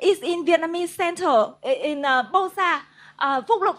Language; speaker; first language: English; non-native, learner; Vietnamese